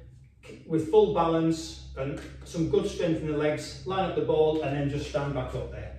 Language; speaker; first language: English; native; English